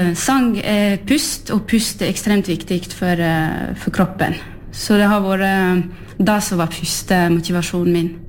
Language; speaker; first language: Norwegian; non-native, fluent; French